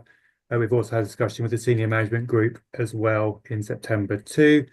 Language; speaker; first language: English; native; English